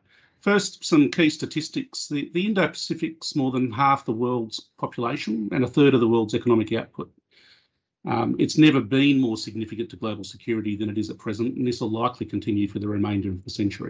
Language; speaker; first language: English; native; English